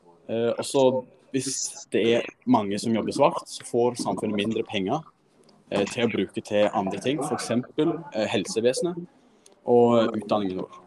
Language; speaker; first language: Norwegian; native; Norwegian